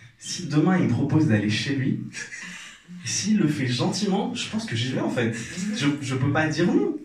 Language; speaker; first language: French; non-native, local second language; Arabic